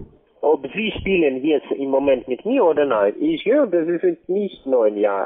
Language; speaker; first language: German; non-native, learner; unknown